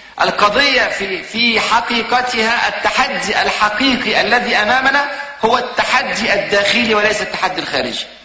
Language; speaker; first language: Arabic; native; Arabic